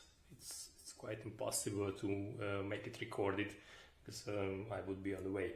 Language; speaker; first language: English; non-native, fluent; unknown